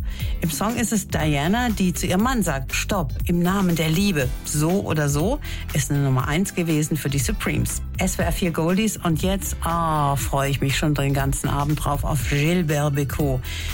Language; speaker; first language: German; native; German